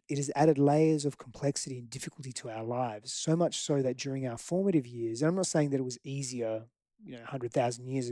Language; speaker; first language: English; early bilingual, other home language; Greek